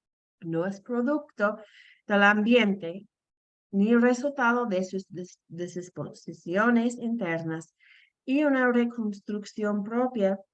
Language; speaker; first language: Spanish; non-native, fluent; English